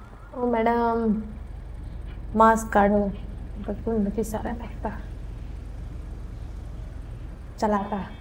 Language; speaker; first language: Hindi; native; Hindi